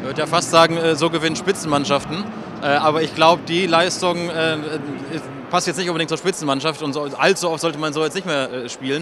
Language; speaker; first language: German; native; German